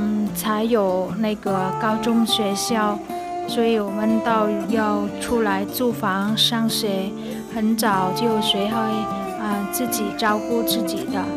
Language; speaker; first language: Chinese; non-native, fluent; Vietnamese